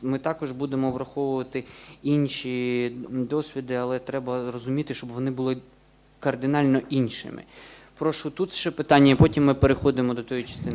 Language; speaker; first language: Ukrainian; native; Ukrainian